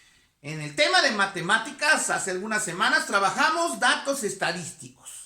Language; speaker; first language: Spanish; native; Spanish